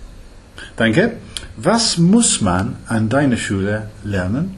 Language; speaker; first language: German; non-native, fluent; English